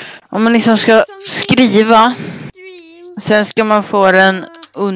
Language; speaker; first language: Swedish; native; Swedish